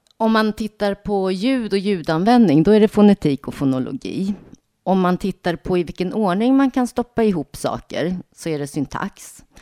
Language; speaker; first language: Swedish; native; Swedish